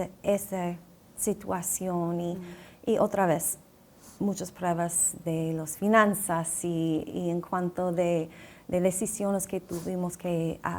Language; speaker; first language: Spanish; non-native, fluent; English